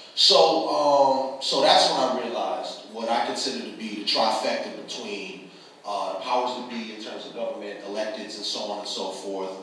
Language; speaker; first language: English; native; English